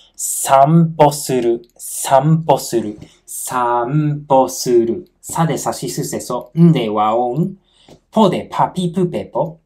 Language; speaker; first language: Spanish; non-native, fluent; Japanese